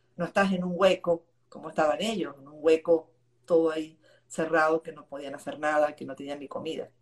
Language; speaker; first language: Spanish; native; Spanish